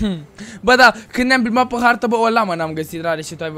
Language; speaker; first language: Romanian; native; Romanian